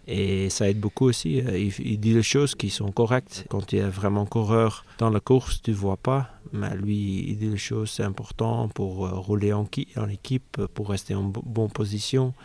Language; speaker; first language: French; non-native, local second language; Dutch